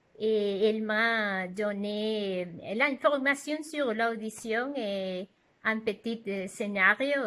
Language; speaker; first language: French; non-native, fluent; Spanish